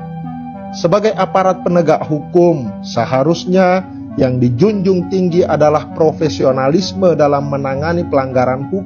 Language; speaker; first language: Indonesian; native; Indonesian